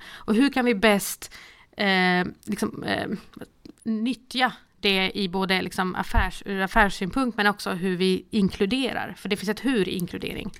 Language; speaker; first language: Swedish; early bilingual, other home language; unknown